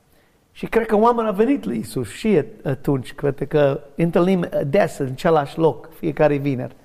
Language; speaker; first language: Romanian; non-native, learner; English